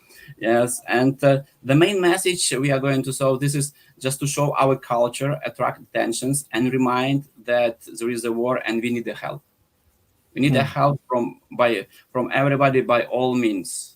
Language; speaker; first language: English; non-native, fluent; Ukrainian